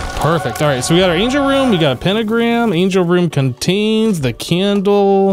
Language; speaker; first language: English; native; English